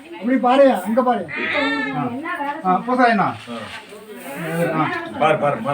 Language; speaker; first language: Tamil; native; Tamil